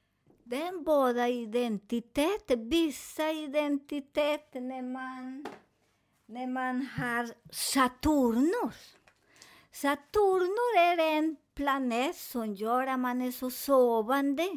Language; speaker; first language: Swedish; non-native, learner; Spanish